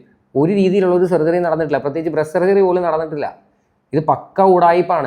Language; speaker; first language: Malayalam; native; Malayalam